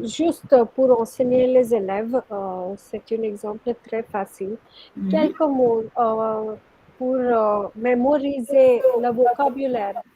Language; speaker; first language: French; non-native, fluent; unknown